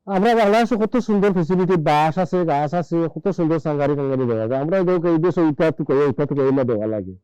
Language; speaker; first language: Bangla; non-native, local second language; Sylheti